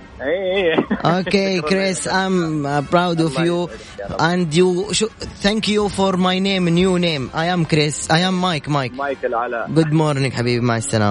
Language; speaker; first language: English; non-native, learner; Arabic